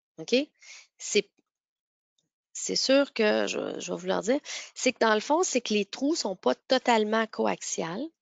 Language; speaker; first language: French; native; French